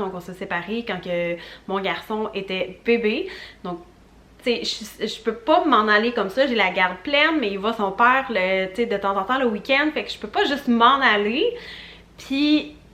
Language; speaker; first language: French; native; French